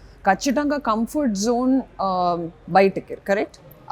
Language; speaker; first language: Telugu; non-native, fluent; Malayalam